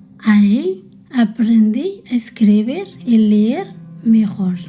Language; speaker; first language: Spanish; early bilingual, other home language; Arabic